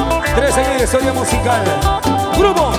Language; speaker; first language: Spanish; native; Spanish